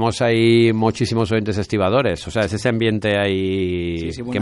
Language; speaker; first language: Spanish; native; Spanish